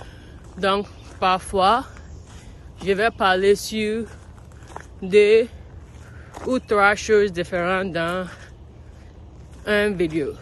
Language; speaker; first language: French; non-native, learner; English